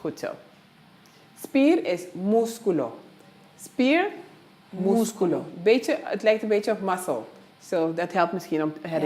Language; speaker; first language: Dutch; non-native, local second language; Papiamento